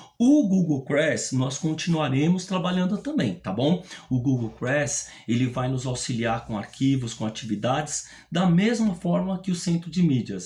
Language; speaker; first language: Portuguese; native; Portuguese